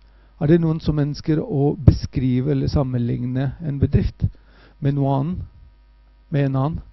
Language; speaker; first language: Norwegian; non-native, fluent; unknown